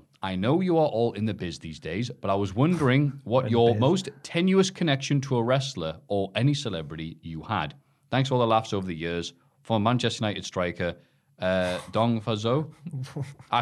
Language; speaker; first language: English; native; English